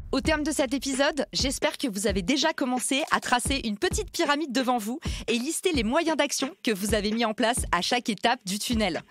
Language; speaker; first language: French; native; French